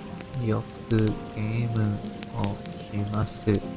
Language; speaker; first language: Japanese; non-native, learner; English